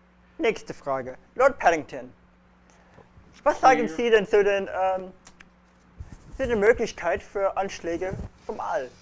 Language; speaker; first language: German; non-native, fluent; English